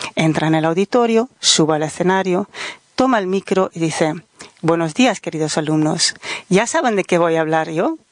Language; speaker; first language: Spanish; non-native, fluent; Dutch